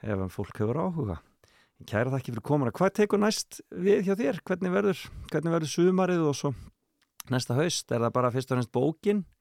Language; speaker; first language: Icelandic; native; Icelandic